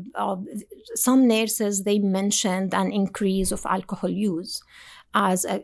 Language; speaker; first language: English; non-native, fluent; Arabic